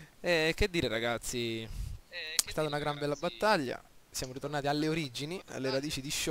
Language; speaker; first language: Italian; native; Italian